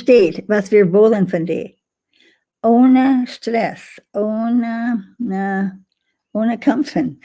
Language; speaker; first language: German; non-native, fluent; English